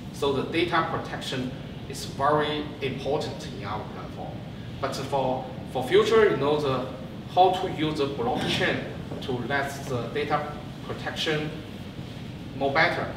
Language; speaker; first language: English; non-native, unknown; Chinese